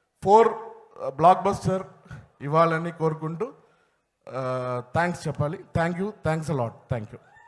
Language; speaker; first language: Telugu; non-native, learner; Tamil